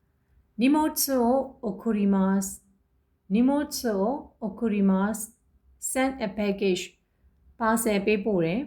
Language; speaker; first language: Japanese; non-native, fluent; Burmese